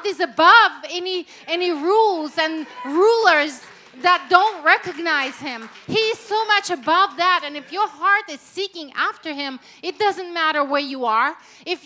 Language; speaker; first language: English; non-native, fluent; Russian